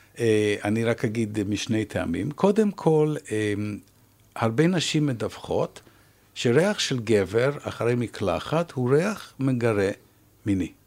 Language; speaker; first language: Hebrew; non-native, fluent; English